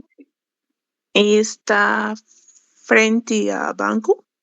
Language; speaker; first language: Portuguese; non-native, learner; Spanish